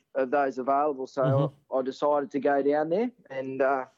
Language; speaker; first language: English; native; English